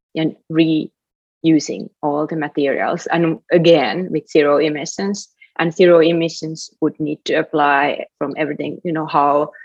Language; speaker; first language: English; non-native, fluent; Finnish